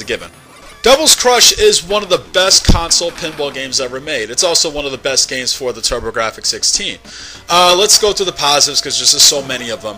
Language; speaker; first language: English; native; English